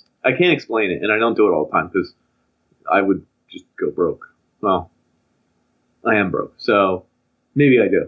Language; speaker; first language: English; native; English